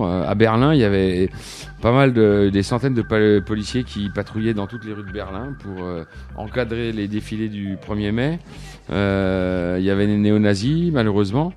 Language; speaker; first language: French; native; French